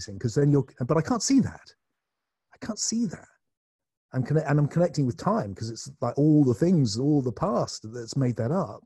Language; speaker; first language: English; native; English